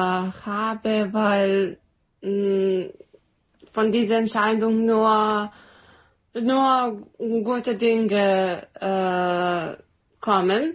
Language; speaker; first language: German; non-native, fluent; Serbian